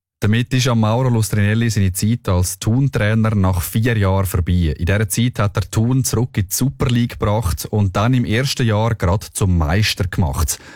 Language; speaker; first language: German; native; German